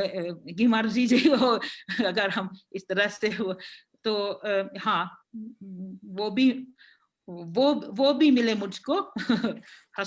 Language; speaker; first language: Hindi; non-native, fluent; Finnish